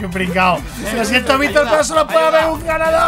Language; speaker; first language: Spanish; native; Spanish